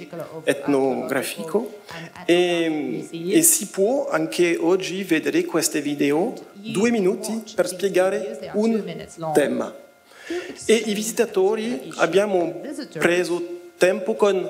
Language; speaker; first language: Italian; non-native, fluent; French